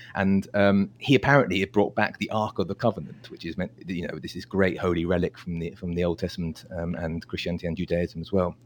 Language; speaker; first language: English; native; English